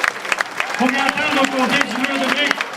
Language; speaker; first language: French; native; French